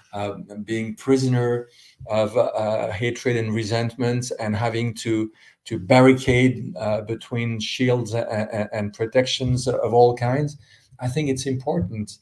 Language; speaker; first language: English; non-native, fluent; French